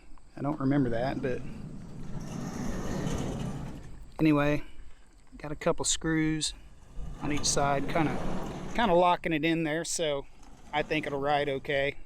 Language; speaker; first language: English; native; English